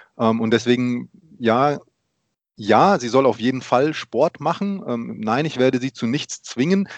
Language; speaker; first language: German; early bilingual, other home language; Polish